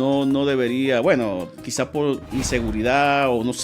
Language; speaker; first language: Spanish; native; Spanish